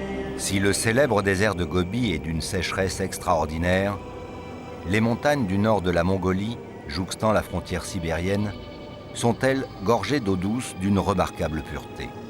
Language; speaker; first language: French; native; French